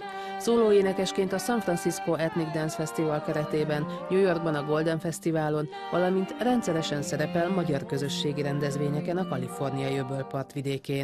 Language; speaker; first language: Hungarian; native; Hungarian